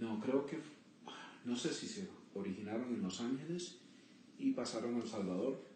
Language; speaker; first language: Spanish; early bilingual, heritage; Spanish